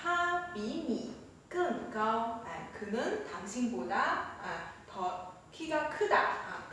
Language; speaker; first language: Korean; non-native, fluent; Chinese